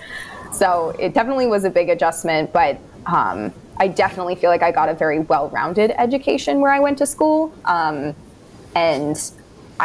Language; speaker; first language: English; native; English